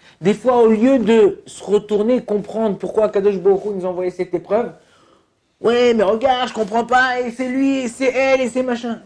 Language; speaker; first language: French; native; French